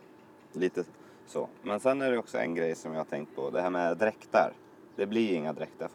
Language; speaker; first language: Swedish; native; Swedish